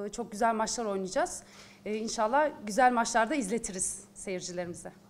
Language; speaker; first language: Turkish; native; Turkish